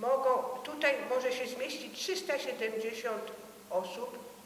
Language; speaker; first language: Polish; early bilingual, heritage; French